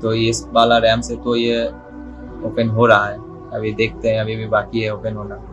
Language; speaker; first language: Hindi; non-native, local second language; Bangla